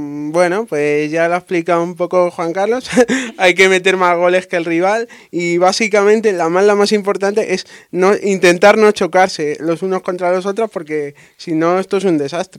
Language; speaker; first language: Spanish; native; Spanish